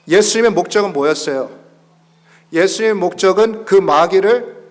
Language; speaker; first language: Korean; early bilingual, heritage; Korean